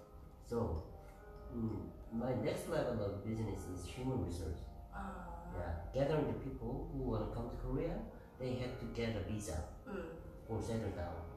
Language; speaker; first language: English; non-native, learner; Korean